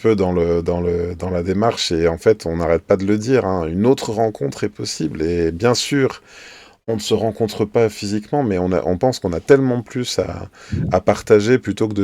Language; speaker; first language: French; native; French